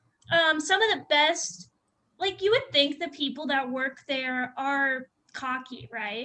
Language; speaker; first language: English; native; English